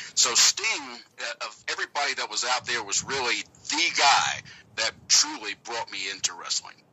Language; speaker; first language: English; native; English